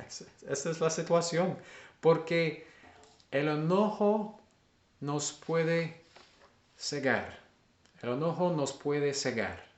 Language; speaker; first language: Spanish; non-native, learner; English